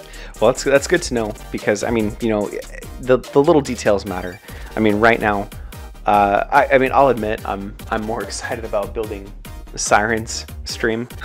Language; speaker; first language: English; native; English